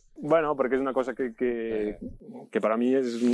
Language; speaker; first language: Spanish; non-native, fluent; French